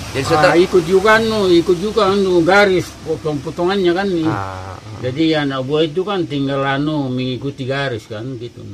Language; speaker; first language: Indonesian; non-native, local second language; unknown